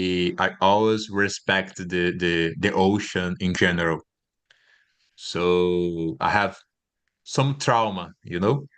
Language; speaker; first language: English; non-native, learner; Portuguese